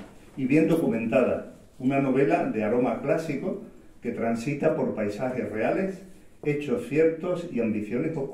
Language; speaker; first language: Spanish; native; Spanish